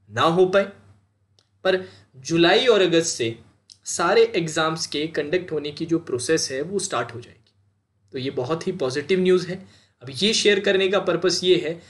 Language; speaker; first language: Hindi; native; Hindi